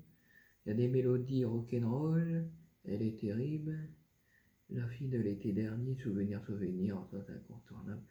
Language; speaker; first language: French; native; French